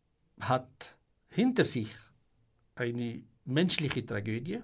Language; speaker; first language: German; non-native, fluent; Arabic